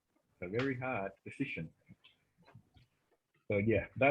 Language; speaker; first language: English; non-native, learner; Spanish